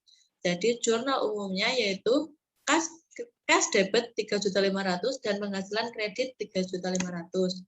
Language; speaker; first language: Indonesian; native; Indonesian